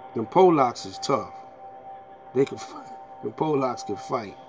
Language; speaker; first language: English; native; English